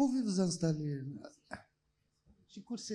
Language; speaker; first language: French; non-native, local second language; Arabic